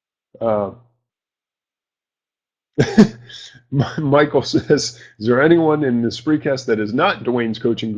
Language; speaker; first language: English; native; English